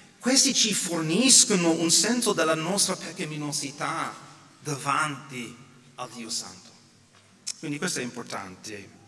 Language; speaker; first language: Italian; non-native, fluent; English